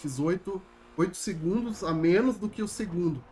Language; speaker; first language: Portuguese; native; Portuguese